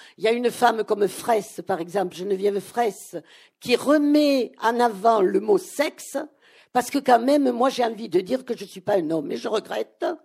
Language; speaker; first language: French; native; French